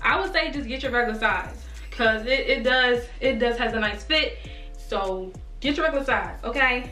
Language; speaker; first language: English; native; English